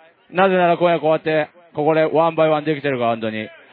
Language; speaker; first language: Japanese; native; Japanese